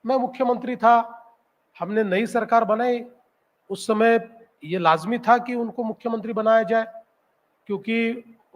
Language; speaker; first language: Hindi; non-native, local second language; Marathi